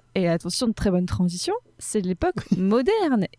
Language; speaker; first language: French; native; French